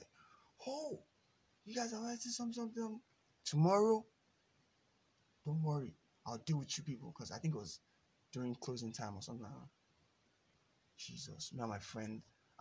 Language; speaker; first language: English; non-native, local second language; Yoruba